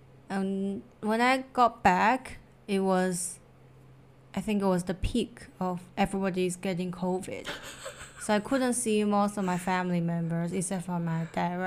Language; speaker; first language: English; non-native, fluent; Chinese